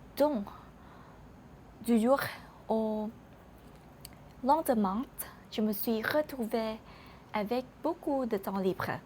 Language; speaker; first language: French; non-native, learner; Vietnamese